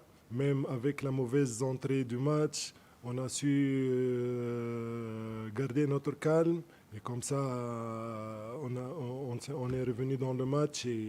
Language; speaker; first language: French; non-native, local second language; Arabic